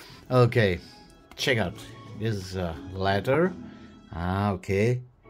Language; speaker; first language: English; non-native, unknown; German